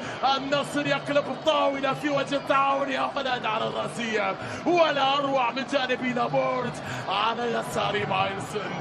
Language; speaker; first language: Arabic; native; Arabic